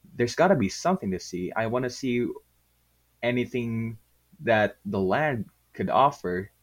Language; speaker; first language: English; non-native, local second language; Filipino